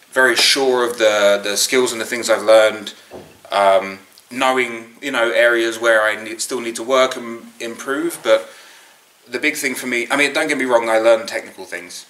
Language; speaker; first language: English; native; English